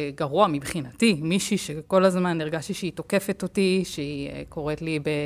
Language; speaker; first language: Hebrew; native; Hebrew